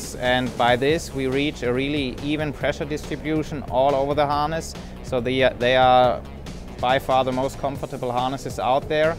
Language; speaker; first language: English; non-native, fluent; German